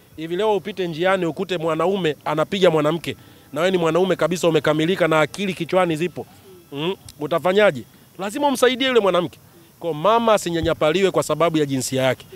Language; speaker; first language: Swahili; native; Swahili